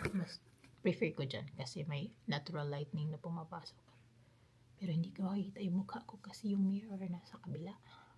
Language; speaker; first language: Filipino; non-native, local second language; Cebuano